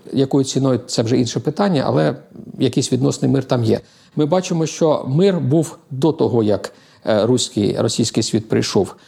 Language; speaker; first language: Ukrainian; native; Ukrainian